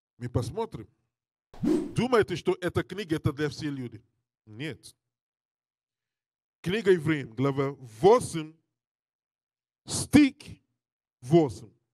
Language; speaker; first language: Russian; non-native, learner; English